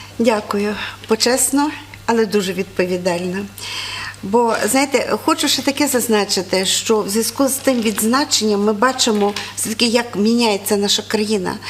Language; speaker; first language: Ukrainian; native; Ukrainian